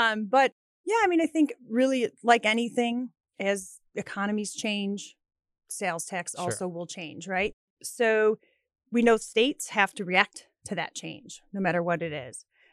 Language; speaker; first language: English; native; English